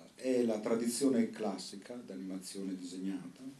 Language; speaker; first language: Italian; native; Italian